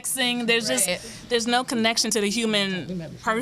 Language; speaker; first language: English; native; English